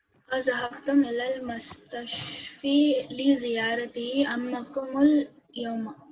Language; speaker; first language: Arabic; non-native, learner; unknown